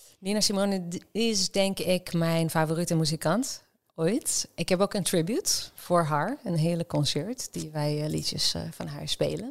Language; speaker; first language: Dutch; non-native, fluent; Hebrew